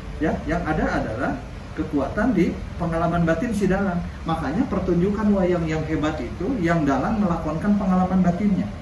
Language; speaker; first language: Indonesian; non-native, local second language; Sundanese